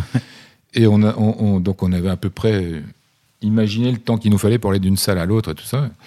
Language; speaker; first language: French; native; French